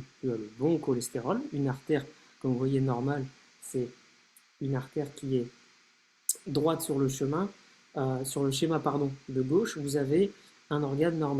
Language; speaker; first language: French; native; French